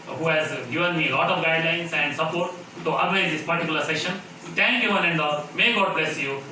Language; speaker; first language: English; non-native, local second language; Kannada